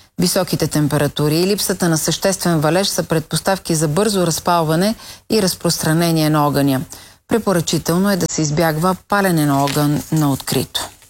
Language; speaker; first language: Bulgarian; native; Bulgarian